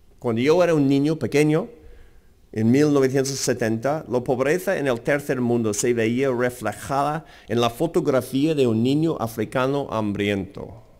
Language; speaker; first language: Spanish; non-native, fluent; English